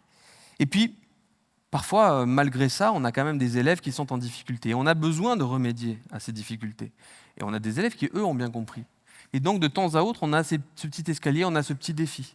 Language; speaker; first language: French; native; French